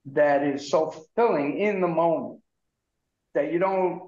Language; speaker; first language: English; native; English